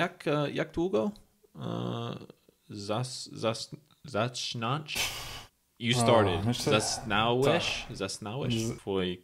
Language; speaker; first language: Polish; non-native, learner; English